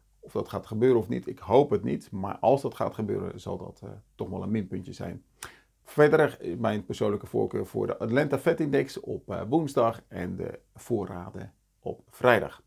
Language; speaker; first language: Dutch; native; Dutch